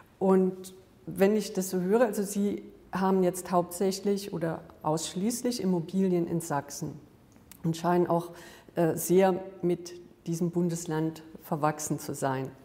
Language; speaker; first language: German; native; German